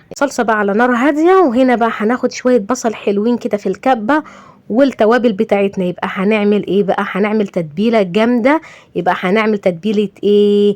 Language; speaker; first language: Arabic; native; Arabic